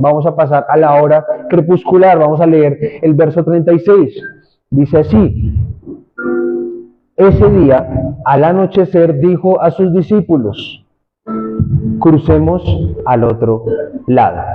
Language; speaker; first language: Spanish; native; Spanish